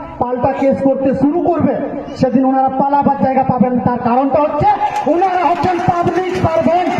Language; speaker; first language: Bangla; non-native, local second language; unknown